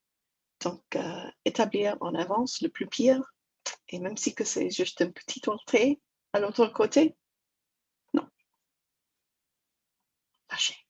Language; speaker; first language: French; non-native, fluent; English